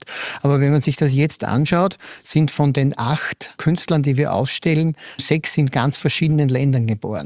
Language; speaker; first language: German; native; German